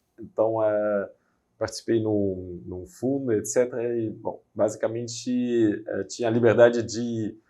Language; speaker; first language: Portuguese; non-native, fluent; Dutch